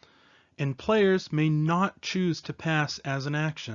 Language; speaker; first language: English; native; English